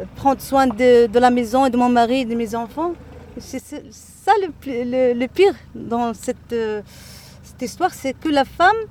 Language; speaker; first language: French; non-native, local second language; Arabic